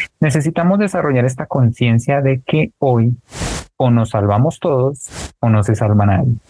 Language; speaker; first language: Spanish; native; Spanish